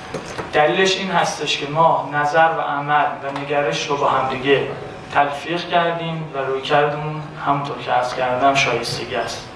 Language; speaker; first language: Persian; native; Persian